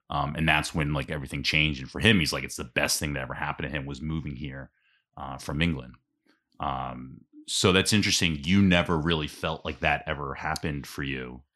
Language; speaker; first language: English; native; English